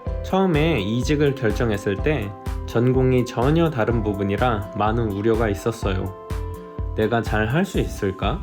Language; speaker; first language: Korean; native; Korean